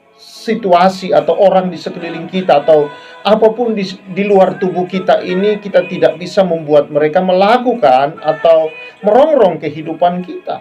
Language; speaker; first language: Indonesian; native; Indonesian